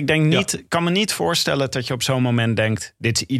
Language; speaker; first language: Dutch; native; Dutch